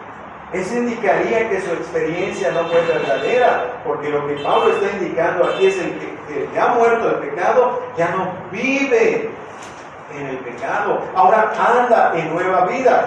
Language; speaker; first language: Spanish; native; Spanish